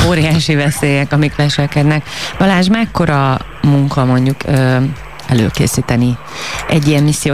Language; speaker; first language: Hungarian; native; Hungarian